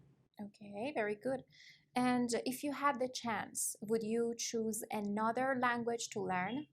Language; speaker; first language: English; non-native, fluent; Persian